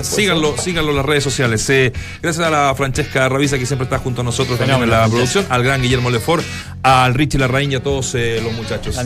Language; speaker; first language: Spanish; native; Spanish